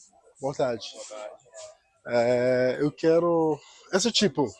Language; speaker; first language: Portuguese; non-native, learner; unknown